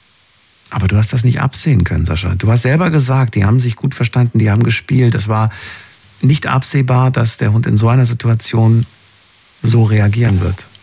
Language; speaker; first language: German; native; German